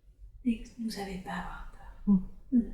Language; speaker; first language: French; native; French